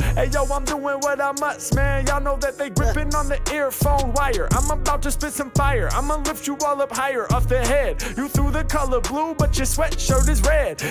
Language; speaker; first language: English; native; English